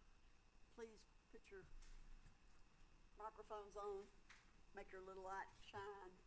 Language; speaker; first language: English; native; English